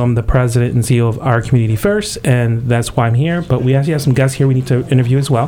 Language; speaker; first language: English; early bilingual, other home language; Spanish